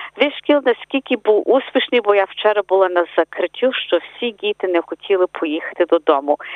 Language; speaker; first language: Ukrainian; early bilingual, heritage; Ukrainian